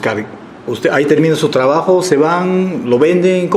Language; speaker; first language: Spanish; native; Spanish